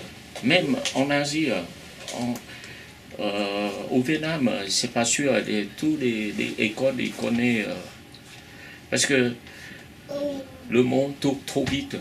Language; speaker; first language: French; non-native, fluent; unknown